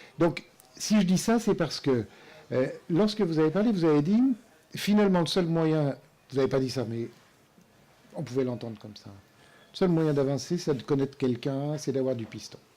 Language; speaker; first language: French; native; French